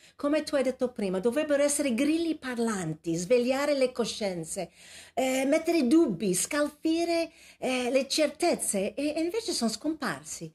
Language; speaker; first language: Italian; non-native, fluent; English